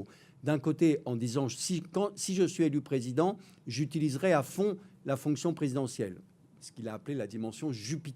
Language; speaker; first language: French; native; French